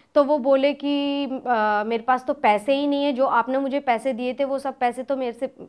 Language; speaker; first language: Hindi; native; Hindi